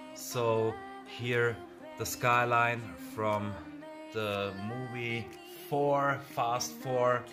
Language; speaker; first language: English; non-native, learner; German